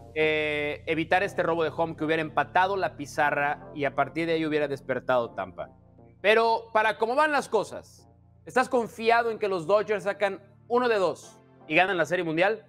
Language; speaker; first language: Spanish; native; Spanish